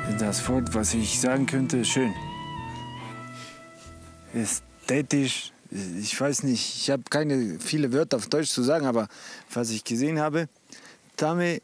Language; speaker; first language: German; non-native, fluent; Spanish